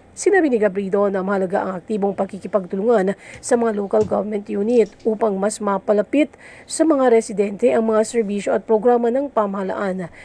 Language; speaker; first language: Filipino; non-native, local second language; Tausug